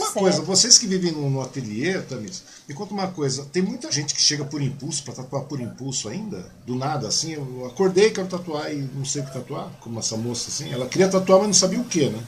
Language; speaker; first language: Portuguese; native; Portuguese